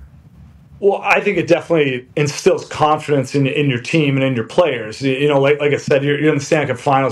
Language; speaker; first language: English; native; English